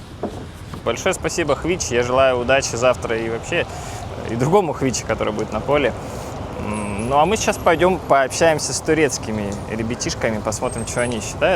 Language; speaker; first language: Russian; native; Russian